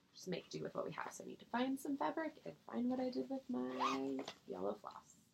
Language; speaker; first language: English; native; English